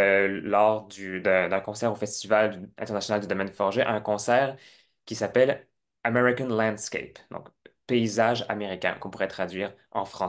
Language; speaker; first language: French; native; French